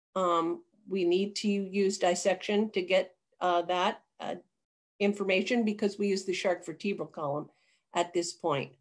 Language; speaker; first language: English; native; English